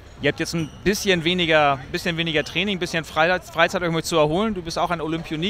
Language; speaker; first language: German; native; German